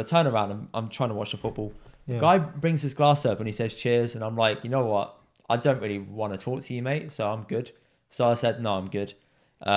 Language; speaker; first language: English; native; English